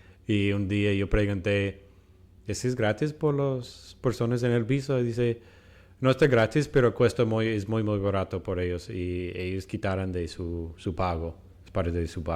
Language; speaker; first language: Spanish; non-native, fluent; English